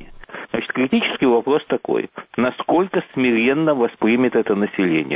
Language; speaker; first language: Russian; native; Russian